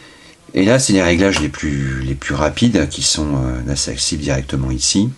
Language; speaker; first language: French; native; French